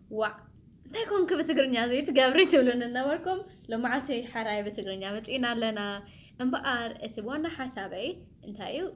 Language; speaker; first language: Tigrinya; early bilingual, heritage; Tigrinya